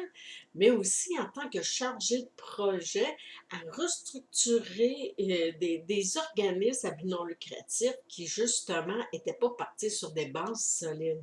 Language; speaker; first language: French; native; French